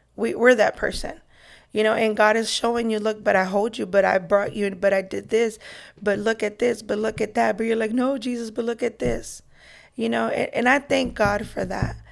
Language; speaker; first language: English; early bilingual, other home language; Spanish